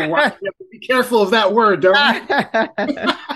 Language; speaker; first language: English; native; English